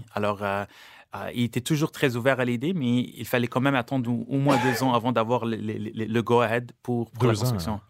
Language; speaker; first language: French; non-native, local second language; Arabic